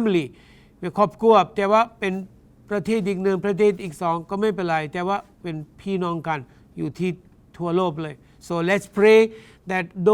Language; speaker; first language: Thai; non-native, learner; English